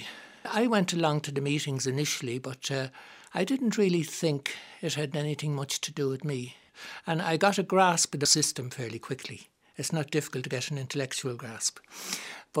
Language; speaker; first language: English; native; English